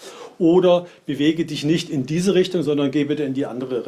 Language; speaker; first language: German; native; German